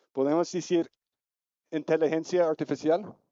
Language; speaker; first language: Spanish; non-native, learner; English